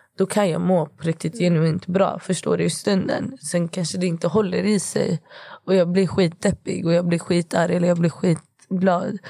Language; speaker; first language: Swedish; early bilingual, other home language; Kurdish